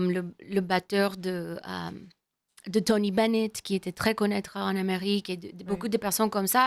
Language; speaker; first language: French; non-native, learner; English